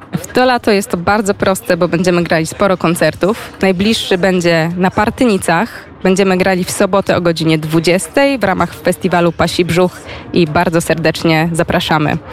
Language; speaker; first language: Polish; native; Polish